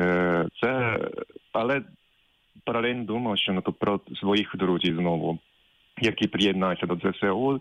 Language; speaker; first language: Ukrainian; non-native, fluent; Japanese